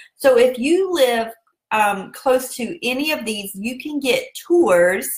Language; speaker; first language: English; native; English